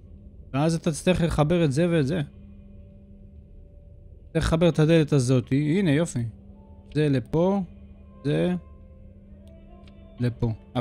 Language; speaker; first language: Hebrew; native; Hebrew